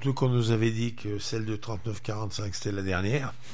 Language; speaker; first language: French; native; French